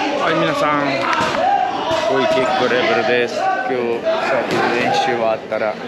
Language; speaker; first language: Japanese; non-native, learner; Portuguese